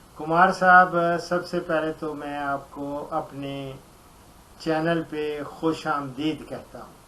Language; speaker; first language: Urdu; non-native, local second language; Punjabi